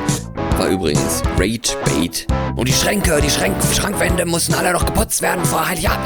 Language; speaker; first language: German; native; German